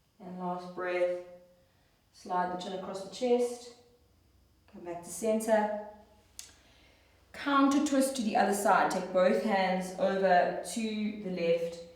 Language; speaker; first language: English; native; English